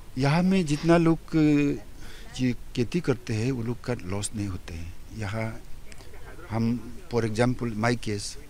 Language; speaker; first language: Hindi; non-native, local second language; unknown